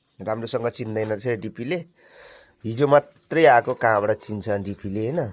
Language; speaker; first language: Nepali; non-native, local second language; Limbu